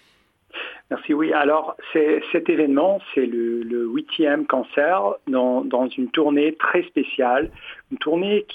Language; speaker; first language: French; non-native, fluent; English